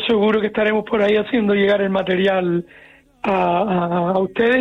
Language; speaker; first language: Spanish; native; Spanish